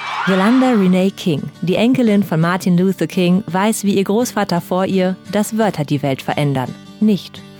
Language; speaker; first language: German; native; German